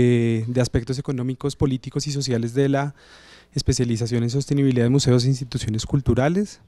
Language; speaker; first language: Spanish; native; Spanish